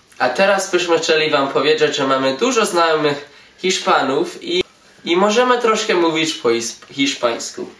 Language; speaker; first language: Polish; early bilingual, heritage; English